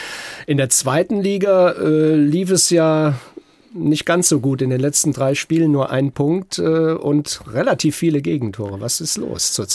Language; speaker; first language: German; native; German